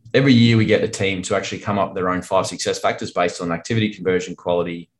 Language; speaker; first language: English; native; English